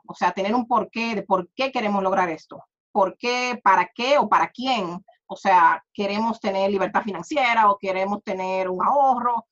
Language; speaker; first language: Spanish; early bilingual, heritage; Spanish